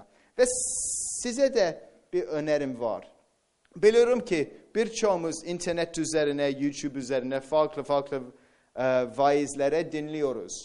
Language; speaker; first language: Turkish; non-native, fluent; English